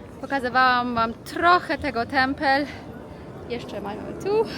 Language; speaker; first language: Polish; non-native, learner; Persian